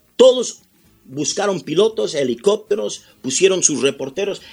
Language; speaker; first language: Spanish; early bilingual, heritage; Spanish